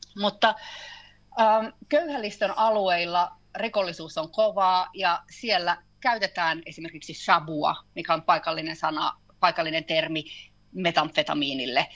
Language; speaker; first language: Finnish; native; Finnish